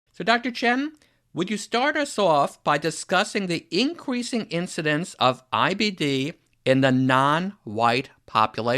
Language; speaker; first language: English; native; English